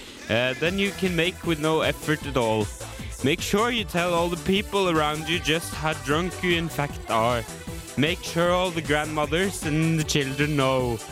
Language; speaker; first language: English; non-native, fluent; Norwegian